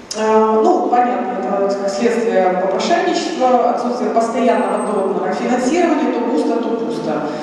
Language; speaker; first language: Russian; non-native, local second language; Ukrainian